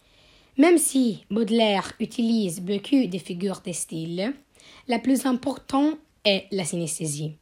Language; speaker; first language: French; non-native, learner; Italian